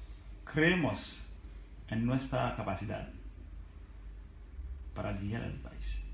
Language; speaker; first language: Spanish; non-native, learner; Haitian Creole